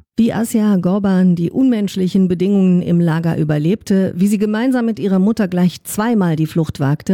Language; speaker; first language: German; native; German